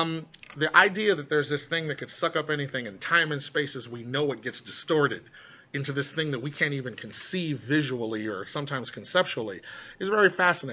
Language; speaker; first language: English; native; English